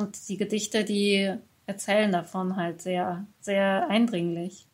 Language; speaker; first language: German; early bilingual, other home language; Persian